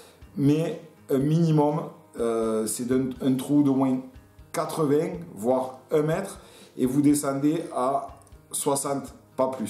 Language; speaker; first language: French; native; French